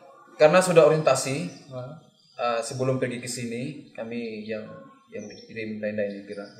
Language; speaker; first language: Indonesian; non-native, learner; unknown